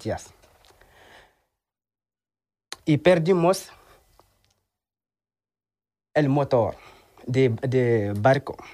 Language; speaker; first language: Spanish; non-native, learner; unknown